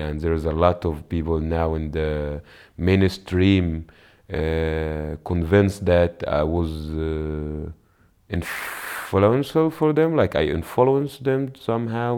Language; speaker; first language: English; non-native, fluent; Arabic